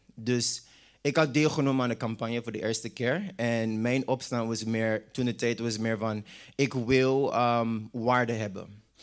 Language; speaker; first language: Dutch; non-native, local second language; English